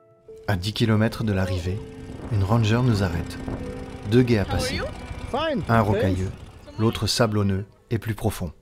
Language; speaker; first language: French; native; French